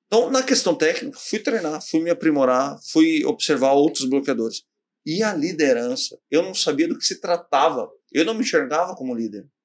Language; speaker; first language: Portuguese; native; Portuguese